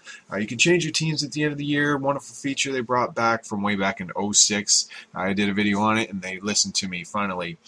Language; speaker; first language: English; native; English